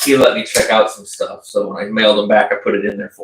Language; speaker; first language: English; native; English